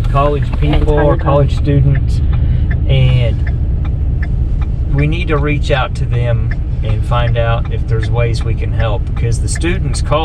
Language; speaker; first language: English; native; English